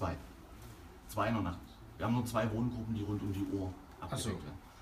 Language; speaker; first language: German; native; German